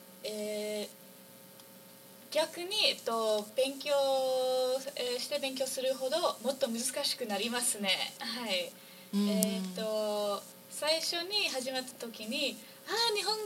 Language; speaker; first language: Japanese; non-native, fluent; English